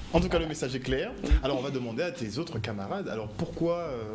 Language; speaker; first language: French; native; French